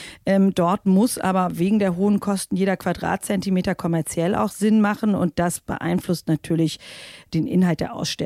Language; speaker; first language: German; native; German